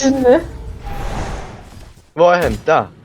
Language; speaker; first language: Danish; native; Danish